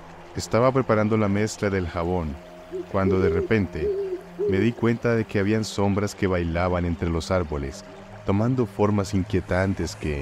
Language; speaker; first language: Spanish; native; Spanish